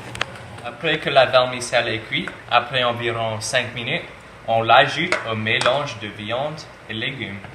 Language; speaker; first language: French; non-native, fluent; English